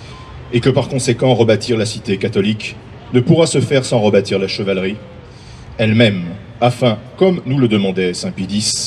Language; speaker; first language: French; native; French